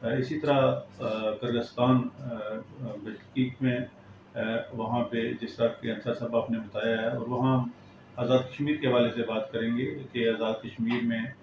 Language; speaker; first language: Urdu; non-native, local second language; Pahari-Potwari